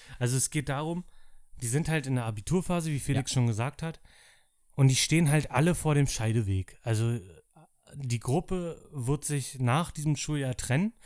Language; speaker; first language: German; native; German